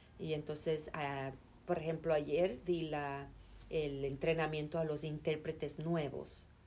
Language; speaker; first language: Spanish; early bilingual, heritage; Spanish